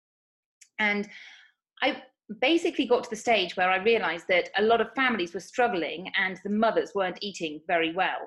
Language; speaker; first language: English; native; English